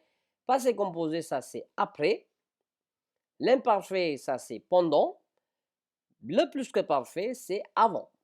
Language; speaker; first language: French; non-native, fluent; Hindi